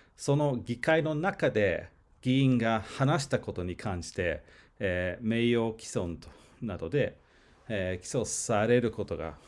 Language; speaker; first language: Japanese; non-native, fluent; English